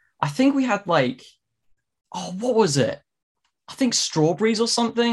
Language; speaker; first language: English; native; English